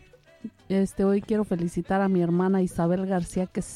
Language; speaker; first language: Spanish; native; Spanish